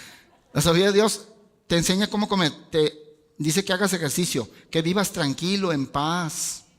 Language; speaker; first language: Spanish; native; Spanish